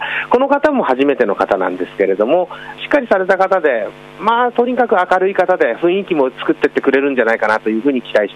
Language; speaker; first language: Japanese; native; Japanese